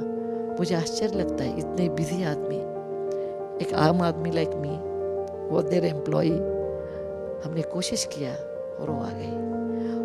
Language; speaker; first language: Hindi; non-native, local second language; Kannada